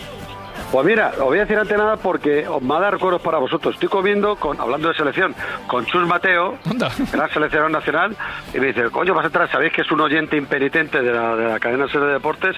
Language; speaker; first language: Spanish; native; Spanish